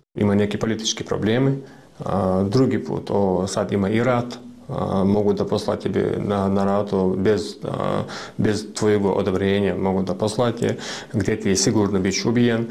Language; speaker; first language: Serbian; non-native, learner; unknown